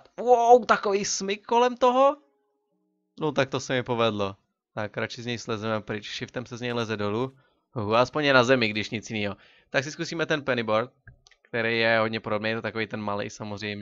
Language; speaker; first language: Czech; native; Czech